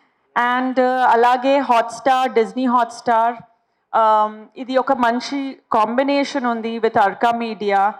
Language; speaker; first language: Telugu; non-native, fluent; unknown